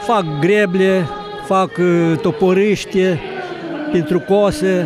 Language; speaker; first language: Romanian; non-native, local second language; Ukrainian